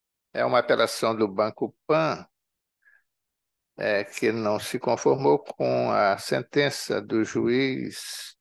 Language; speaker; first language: Portuguese; native; Portuguese